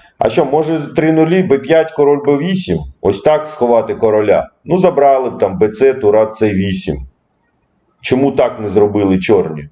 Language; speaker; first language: Ukrainian; non-native, local second language; Russian